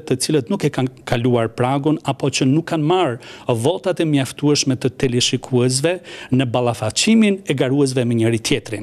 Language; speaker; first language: Albanian; native; Albanian